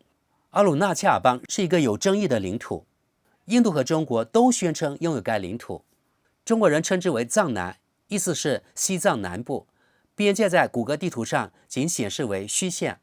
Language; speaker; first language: Chinese; native; Chinese